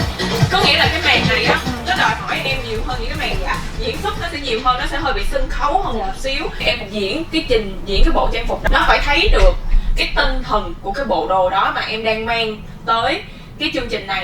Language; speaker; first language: Vietnamese; native; Vietnamese